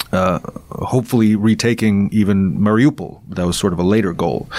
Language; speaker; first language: English; non-native, fluent; Russian